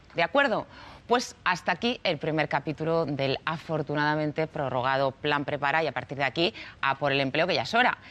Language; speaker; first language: Spanish; native; Spanish